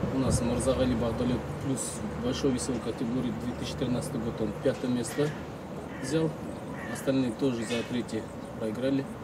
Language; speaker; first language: Russian; non-native, local second language; Kazakh